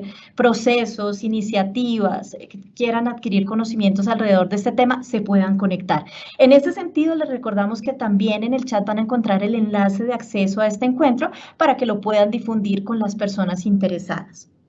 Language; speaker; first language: Spanish; native; Spanish